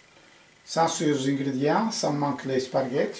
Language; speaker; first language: French; non-native, fluent; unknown